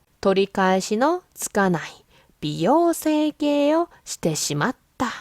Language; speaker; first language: Japanese; non-native, fluent; Korean